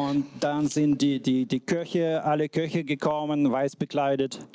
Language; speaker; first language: German; non-native, fluent; Russian